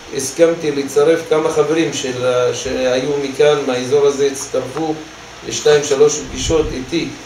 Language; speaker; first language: Hebrew; non-native, local second language; Arabic